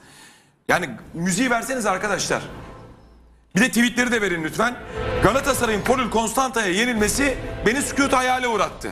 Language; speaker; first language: Turkish; native; Turkish